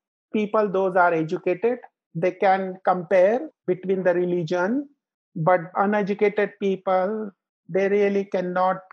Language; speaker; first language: English; non-native, local second language; Marathi